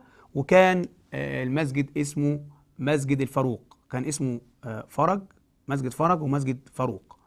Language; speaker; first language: Arabic; native; Arabic